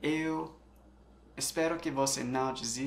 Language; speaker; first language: Portuguese; non-native, fluent; English